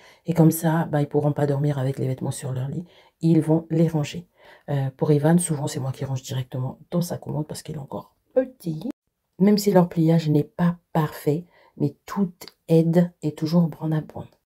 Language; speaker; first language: French; native; French